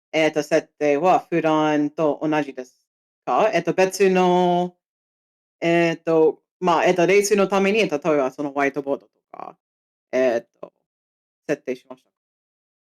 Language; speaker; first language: Japanese; non-native, fluent; English